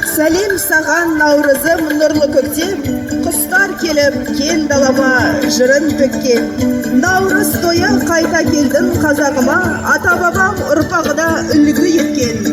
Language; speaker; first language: Kazakh; non-native, local second language; Russian